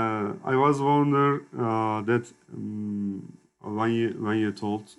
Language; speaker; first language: English; non-native, learner; Turkish